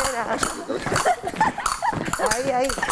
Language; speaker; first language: Spanish; native; Spanish